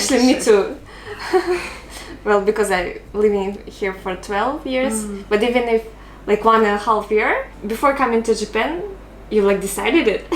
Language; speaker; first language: English; non-native, fluent; Russian